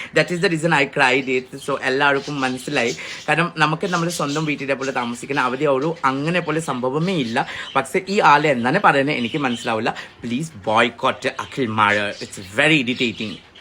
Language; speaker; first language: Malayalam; non-native, fluent; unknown